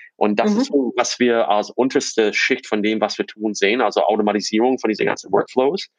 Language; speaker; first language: German; non-native, fluent; English